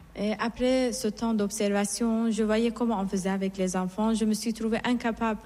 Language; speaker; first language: French; non-native, fluent; Persian